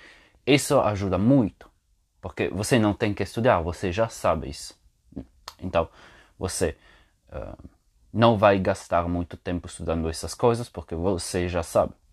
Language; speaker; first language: Portuguese; non-native, fluent; Italian